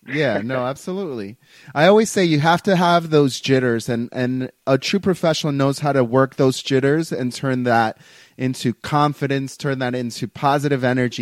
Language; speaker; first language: English; native; English